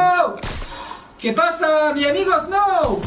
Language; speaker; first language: Spanish; non-native, learner; French